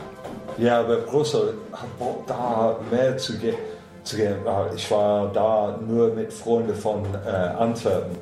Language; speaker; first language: German; non-native, fluent; English